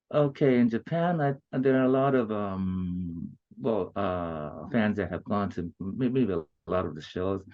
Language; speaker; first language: English; early bilingual, other home language; Japanese